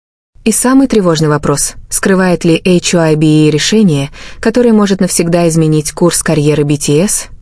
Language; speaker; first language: Russian; native; Russian